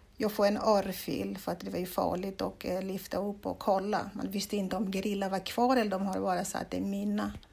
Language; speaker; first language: Swedish; non-native, fluent; Kongo